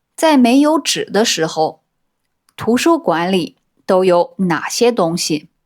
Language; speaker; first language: Chinese; native; Chinese